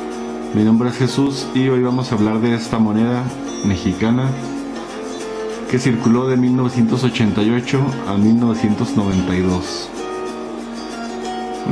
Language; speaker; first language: Spanish; native; Spanish